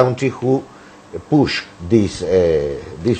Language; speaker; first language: English; non-native, learner; Spanish